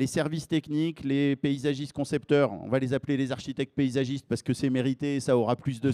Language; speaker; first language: French; native; French